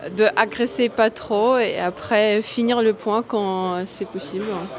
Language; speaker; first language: French; non-native, fluent; Russian